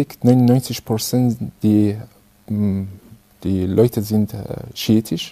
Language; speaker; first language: German; non-native, fluent; Persian